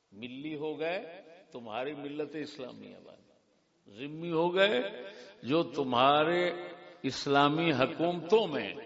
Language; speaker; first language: Urdu; non-native, local second language; Punjabi